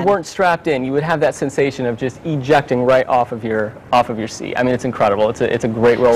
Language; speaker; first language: English; native; English